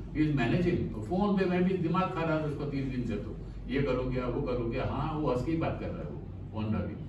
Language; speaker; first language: Hindi; non-native, local second language; Sindhi